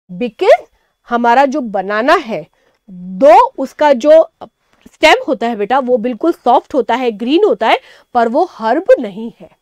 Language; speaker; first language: Hindi; native; Hindi